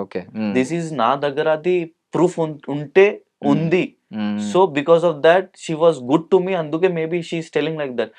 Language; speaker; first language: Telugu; non-native, local second language; Hindi